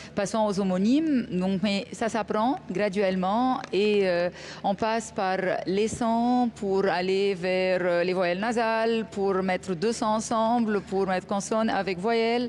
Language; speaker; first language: French; non-native, fluent; Arabic